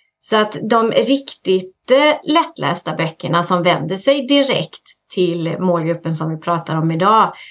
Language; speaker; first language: Swedish; native; Swedish